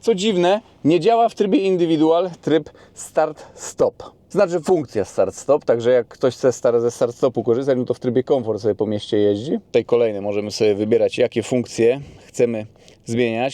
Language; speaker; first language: Polish; native; Polish